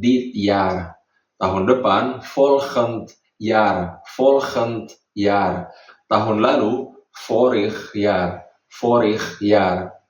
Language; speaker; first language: Dutch; non-native, fluent; Indonesian